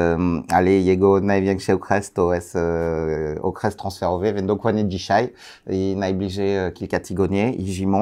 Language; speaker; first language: Polish; non-native, learner; French